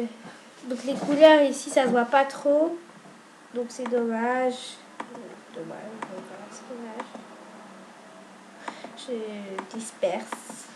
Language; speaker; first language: French; native; French